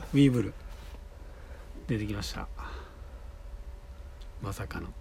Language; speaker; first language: Japanese; native; Japanese